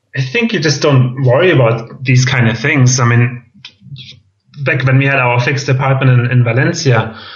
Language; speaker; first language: English; non-native, fluent; German